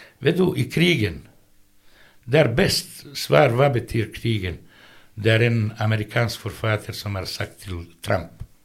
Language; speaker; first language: Norwegian; non-native, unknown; Bosnian